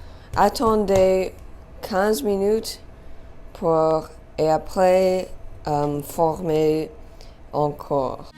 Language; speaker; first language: French; non-native, learner; English